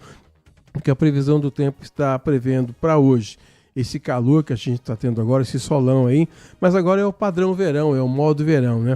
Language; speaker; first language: Portuguese; native; Portuguese